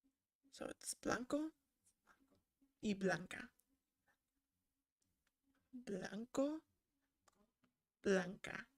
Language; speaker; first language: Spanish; non-native, learner; English